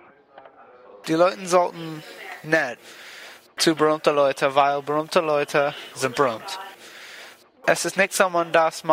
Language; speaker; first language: German; non-native, learner; English